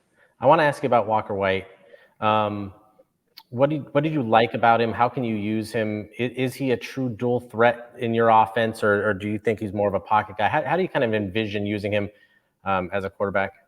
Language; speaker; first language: English; native; English